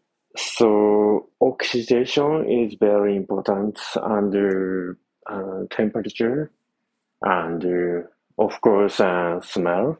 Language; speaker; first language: English; non-native, learner; Japanese